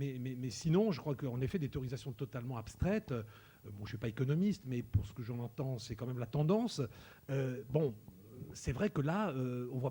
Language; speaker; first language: French; native; French